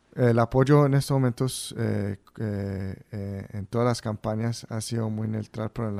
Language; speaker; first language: Spanish; early bilingual, heritage; Spanish